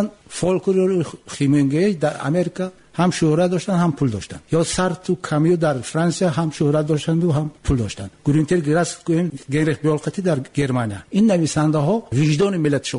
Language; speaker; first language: Tajik; native; Tajik